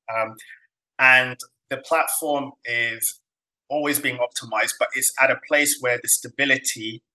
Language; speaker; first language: English; non-native, fluent; Somali